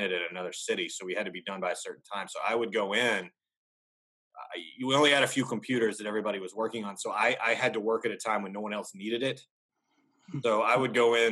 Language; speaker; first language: English; native; English